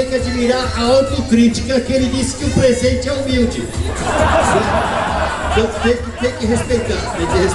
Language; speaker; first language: Portuguese; native; Portuguese